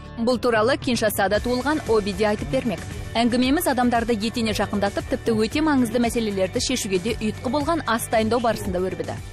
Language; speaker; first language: Kazakh; non-native, local second language; Russian